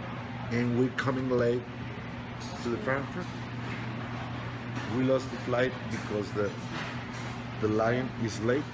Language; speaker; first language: English; non-native, learner; Spanish